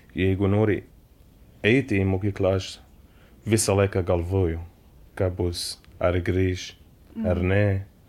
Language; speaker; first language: Lithuanian; non-native, learner; Arabic